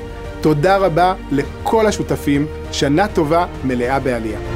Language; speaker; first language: Hebrew; native; Hebrew